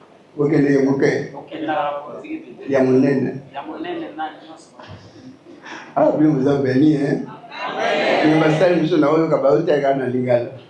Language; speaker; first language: Portuguese; non-native, learner; Lingala